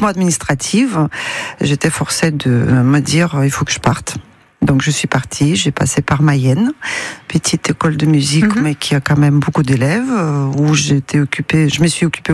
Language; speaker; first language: French; non-native, fluent; Russian